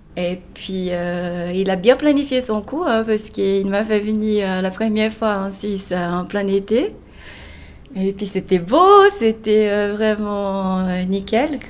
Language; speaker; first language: French; non-native, fluent; Portuguese